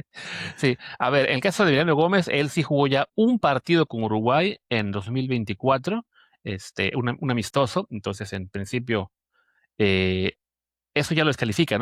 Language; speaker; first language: Spanish; native; Spanish